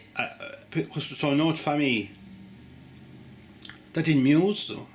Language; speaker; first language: French; native; French